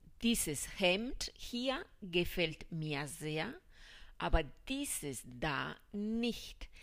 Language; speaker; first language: German; non-native, fluent; Spanish